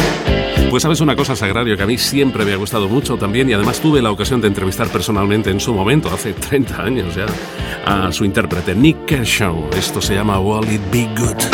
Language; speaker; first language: Spanish; native; Spanish